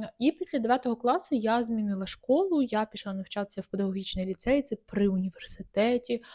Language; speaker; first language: Ukrainian; native; Ukrainian